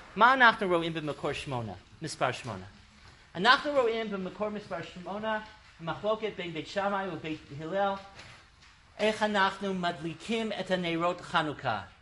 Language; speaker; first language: Hebrew; non-native, fluent; English